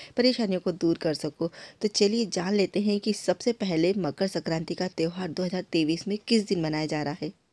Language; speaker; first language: Hindi; native; Hindi